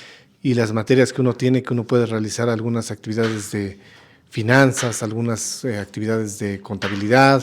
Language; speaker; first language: Spanish; native; Spanish